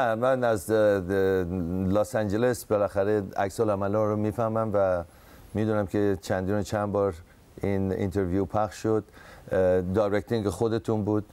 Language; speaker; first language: Persian; native; Persian